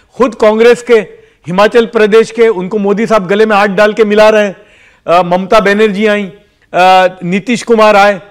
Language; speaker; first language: Hindi; native; Hindi